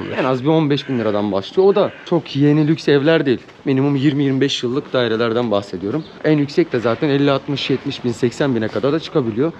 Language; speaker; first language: Turkish; native; Turkish